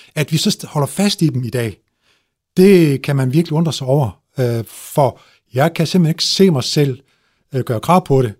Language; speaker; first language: Danish; early bilingual, other home language; Turkish